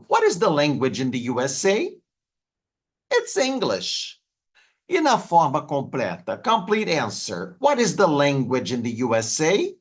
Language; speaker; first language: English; non-native, fluent; Portuguese